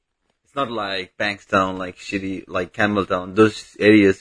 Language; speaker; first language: English; non-native, local second language; Bangla